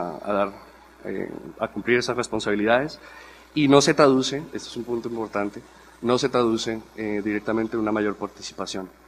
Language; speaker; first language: Spanish; native; Spanish